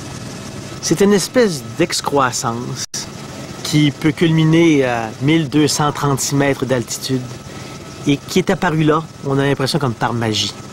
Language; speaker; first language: French; native; French